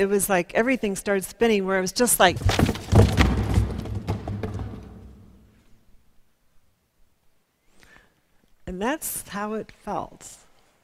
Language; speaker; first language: English; native; English